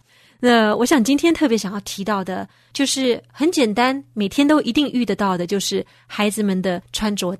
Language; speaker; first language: Chinese; native; Chinese